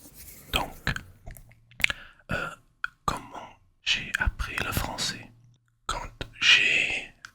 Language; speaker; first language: French; non-native, learner; English